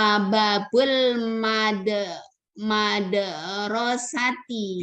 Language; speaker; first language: Arabic; non-native, learner; Indonesian